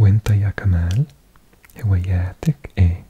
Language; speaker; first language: Arabic; non-native, learner; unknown